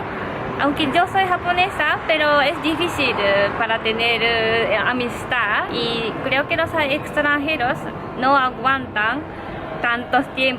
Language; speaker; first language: Spanish; non-native, learner; Japanese